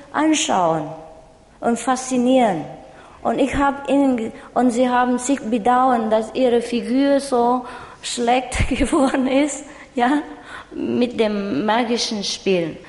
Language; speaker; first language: German; non-native, learner; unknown